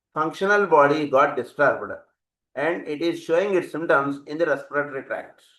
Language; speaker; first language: English; non-native, local second language; Telugu